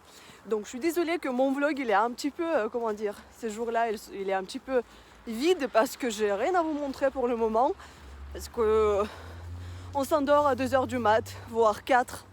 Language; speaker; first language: French; non-native, fluent; Russian